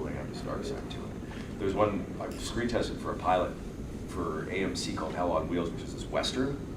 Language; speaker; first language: English; native; English